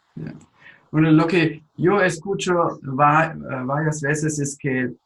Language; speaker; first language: Spanish; non-native, fluent; German